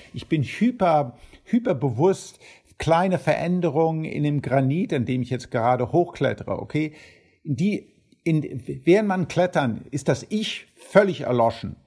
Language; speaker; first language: German; early bilingual, heritage; German